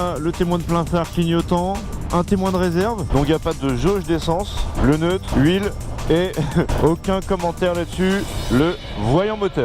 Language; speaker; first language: French; native; French